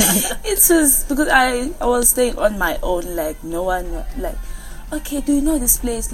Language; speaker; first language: English; non-native, local second language; Zulu